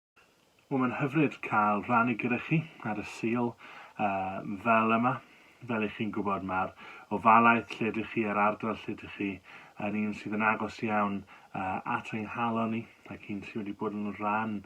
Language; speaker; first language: Welsh; native; Welsh